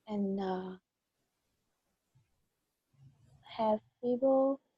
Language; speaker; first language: English; non-native, learner; Vietnamese